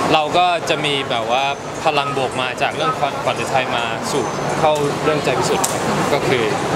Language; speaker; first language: Thai; early bilingual, heritage; English